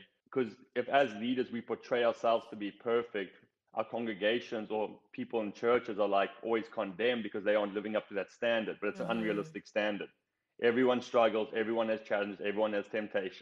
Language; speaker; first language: English; native; English